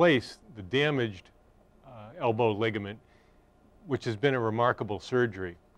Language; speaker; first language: English; native; English